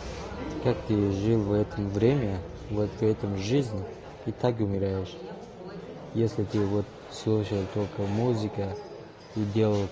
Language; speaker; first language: Russian; non-native, learner; Tajik